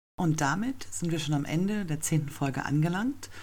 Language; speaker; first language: German; native; German